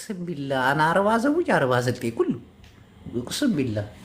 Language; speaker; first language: Arabic; non-native, learner; Amharic